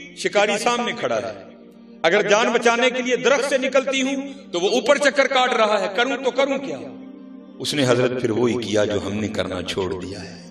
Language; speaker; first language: Urdu; non-native, local second language; Punjabi